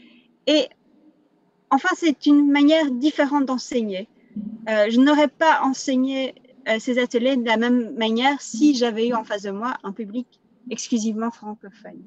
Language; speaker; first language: French; non-native, fluent; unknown